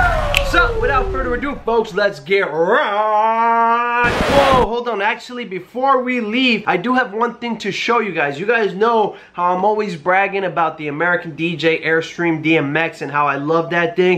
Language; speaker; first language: English; native; English